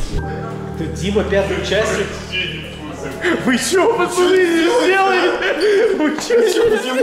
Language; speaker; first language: Russian; native; Russian